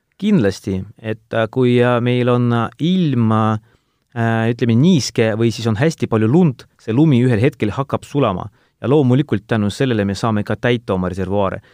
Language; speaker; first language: Estonian; non-native, local second language; Russian